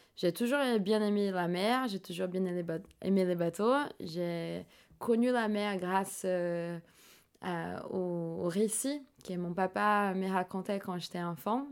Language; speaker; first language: French; non-native, fluent; Portuguese